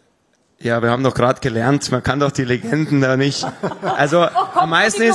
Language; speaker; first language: German; native; German